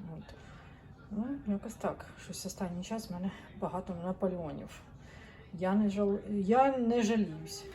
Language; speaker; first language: Ukrainian; native; Ukrainian